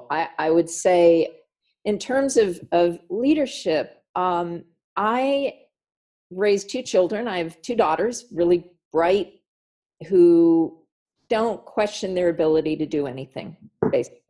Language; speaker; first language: English; native; English